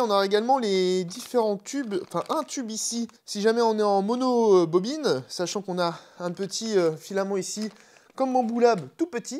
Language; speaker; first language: French; native; French